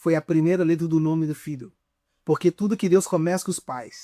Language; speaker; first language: Portuguese; native; Portuguese